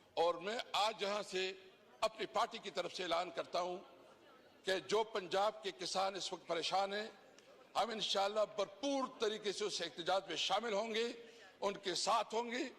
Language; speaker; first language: Urdu; non-native, local second language; Pashto